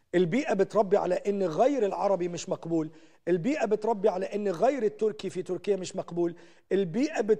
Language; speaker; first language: Arabic; native; Arabic